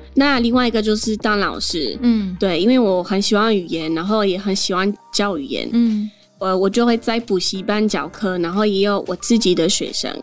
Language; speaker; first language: Chinese; non-native, fluent; French